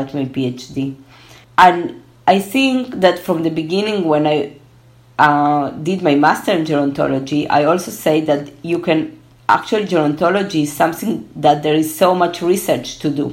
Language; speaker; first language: English; early bilingual, other home language; Spanish